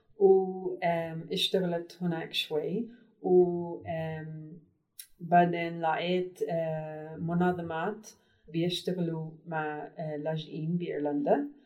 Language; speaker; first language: Arabic; non-native, learner; English